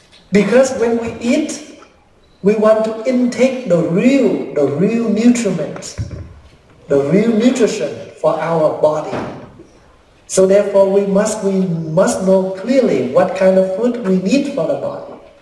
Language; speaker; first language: English; early bilingual, other home language; Vietnamese